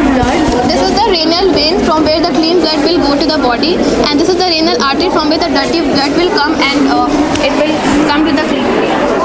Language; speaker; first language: English; non-native, learner; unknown